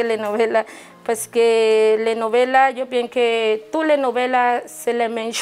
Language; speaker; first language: French; non-native, learner; Spanish